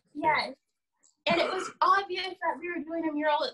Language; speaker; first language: English; native; English